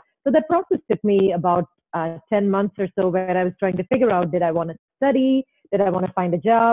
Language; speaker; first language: English; non-native, local second language; Malayalam